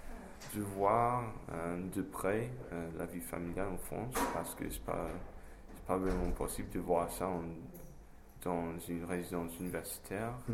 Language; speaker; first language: French; non-native, fluent; English